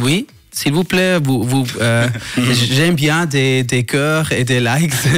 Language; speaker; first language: French; non-native, local second language; German